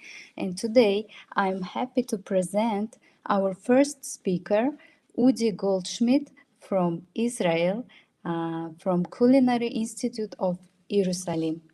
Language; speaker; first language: English; non-native, fluent; Russian